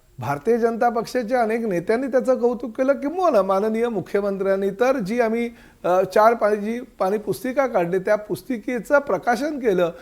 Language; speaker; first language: Marathi; native; Marathi